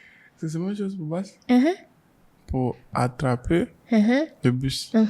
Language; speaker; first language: French; non-native, learner; English